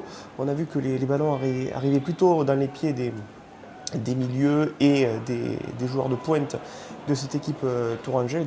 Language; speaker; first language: French; native; French